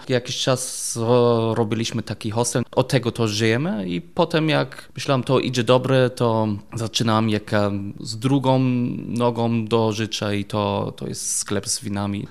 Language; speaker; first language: Polish; non-native, learner; German